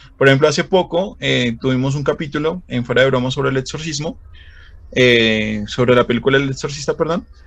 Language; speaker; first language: Spanish; native; Spanish